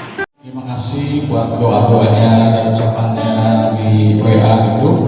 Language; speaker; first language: Indonesian; native; Indonesian